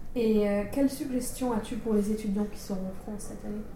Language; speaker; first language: French; native; French